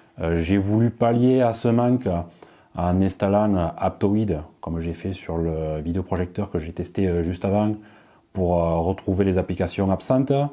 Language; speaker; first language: French; native; French